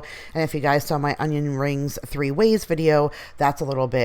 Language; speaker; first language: English; native; English